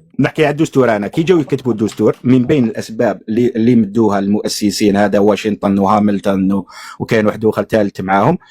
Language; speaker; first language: Arabic; native; Arabic